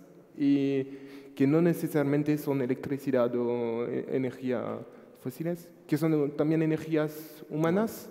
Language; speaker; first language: Spanish; non-native, fluent; French